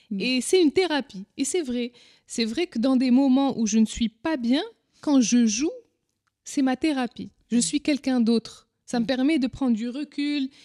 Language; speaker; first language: French; non-native, local second language; Arabic